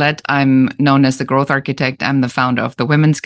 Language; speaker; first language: English; non-native, fluent; German